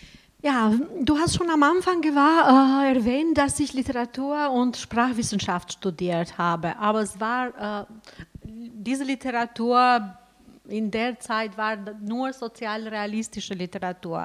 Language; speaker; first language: German; non-native, fluent; Albanian